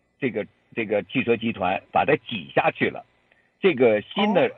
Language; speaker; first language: Chinese; native; Chinese